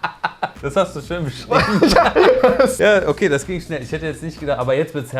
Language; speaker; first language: German; native; German